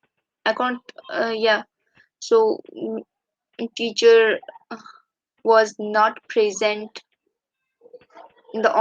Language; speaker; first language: English; non-native, learner; Urdu